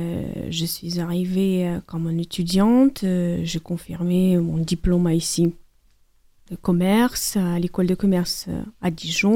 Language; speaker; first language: French; non-native, learner; Ukrainian